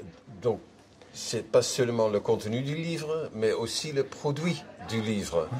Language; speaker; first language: French; non-native, fluent; Dutch